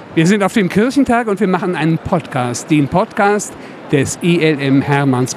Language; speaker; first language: German; native; German